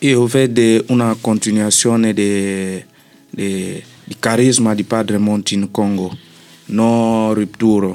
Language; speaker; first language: Italian; non-native, learner; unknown